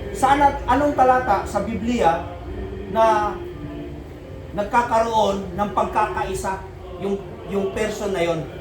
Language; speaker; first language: Filipino; native; Filipino